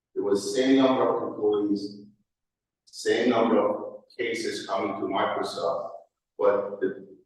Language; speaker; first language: English; non-native, fluent; Persian